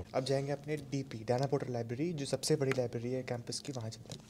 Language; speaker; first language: Hindi; non-native, local second language; Bangla